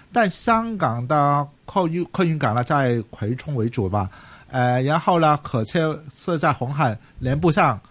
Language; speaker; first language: Chinese; non-native, local second language; Cantonese